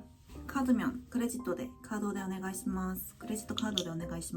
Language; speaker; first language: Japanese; non-native, learner; Korean